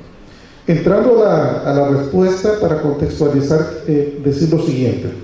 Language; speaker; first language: Spanish; native; Spanish